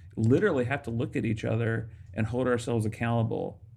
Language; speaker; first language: English; native; English